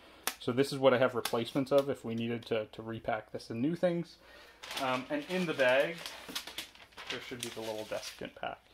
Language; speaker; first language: English; native; English